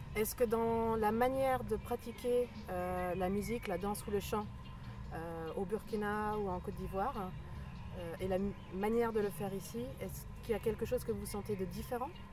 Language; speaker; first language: French; native; French